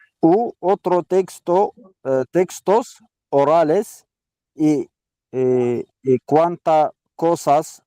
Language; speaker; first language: Spanish; non-native, learner; Arabic